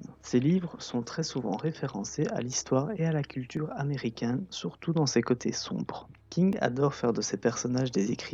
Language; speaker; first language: French; native; French